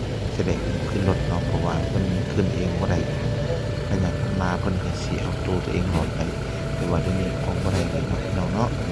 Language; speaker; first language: Thai; non-native, local second language; Lao